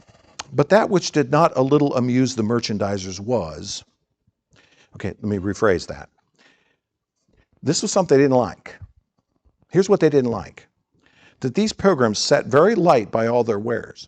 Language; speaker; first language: English; native; English